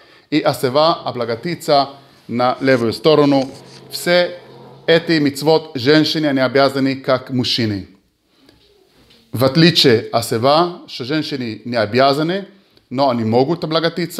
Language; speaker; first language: Russian; early bilingual, heritage; Hebrew